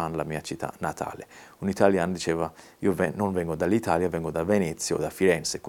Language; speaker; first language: Italian; non-native, fluent; Persian